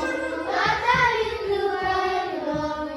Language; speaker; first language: English; non-native, fluent; Indonesian